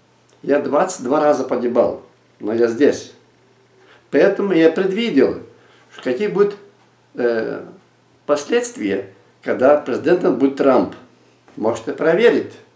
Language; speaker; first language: Russian; non-native, local second language; Lithuanian